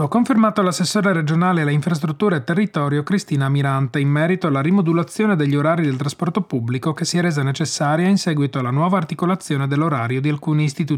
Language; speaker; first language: Italian; native; Italian